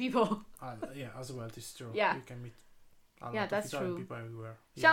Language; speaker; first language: English; non-native, learner; Italian